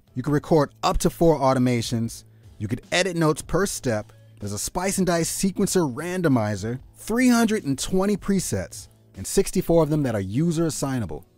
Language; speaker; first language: English; native; English